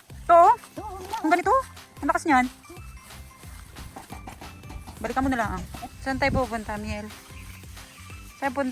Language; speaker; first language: Filipino; native; Filipino